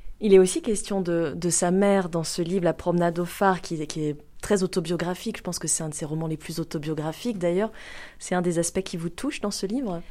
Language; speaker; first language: French; native; French